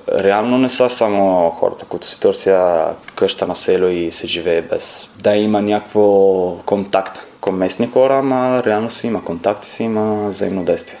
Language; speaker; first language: Bulgarian; non-native, fluent; Italian